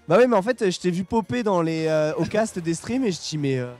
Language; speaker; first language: French; native; French